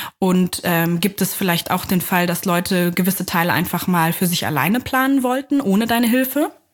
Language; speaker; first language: German; native; German